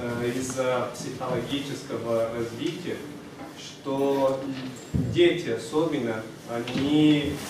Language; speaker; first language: Russian; non-native, fluent; Portuguese